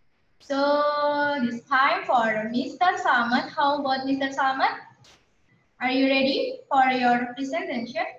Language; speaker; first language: English; non-native, learner; Indonesian